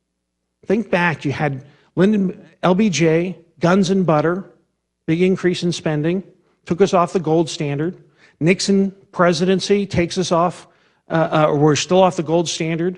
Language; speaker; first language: English; native; English